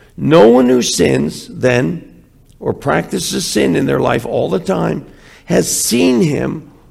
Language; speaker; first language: English; native; English